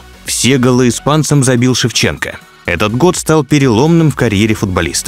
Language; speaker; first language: Russian; native; Russian